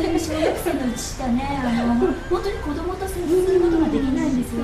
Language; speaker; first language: Japanese; native; Japanese